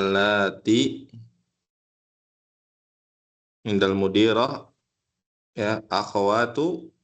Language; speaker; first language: Arabic; non-native, fluent; Indonesian